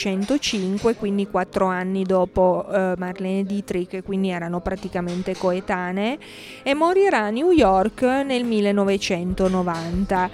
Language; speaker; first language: Italian; native; Italian